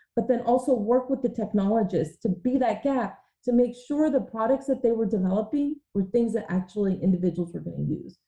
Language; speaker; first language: English; early bilingual, other home language; Hindi